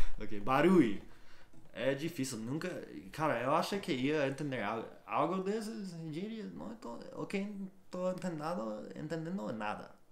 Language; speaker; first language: Portuguese; non-native, learner; English